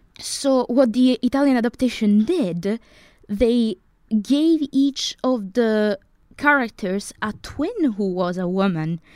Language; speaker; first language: English; non-native, fluent; Italian